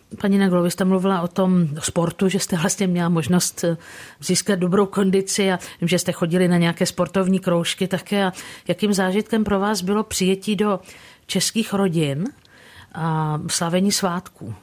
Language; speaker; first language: Czech; native; Czech